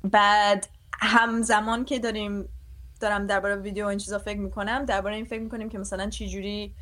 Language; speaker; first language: Persian; early bilingual, other home language; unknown